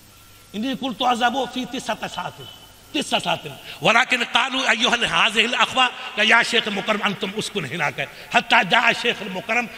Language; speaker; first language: Arabic; non-native, learner; Urdu